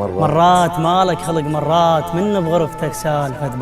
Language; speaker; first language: Arabic; native; Arabic